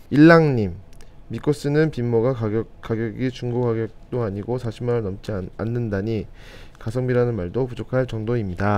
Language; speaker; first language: Korean; native; Korean